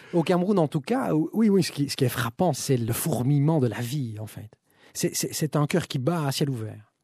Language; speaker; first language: French; early bilingual, other home language; Italian